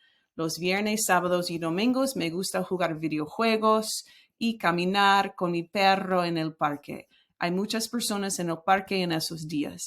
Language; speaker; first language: Spanish; non-native, fluent; English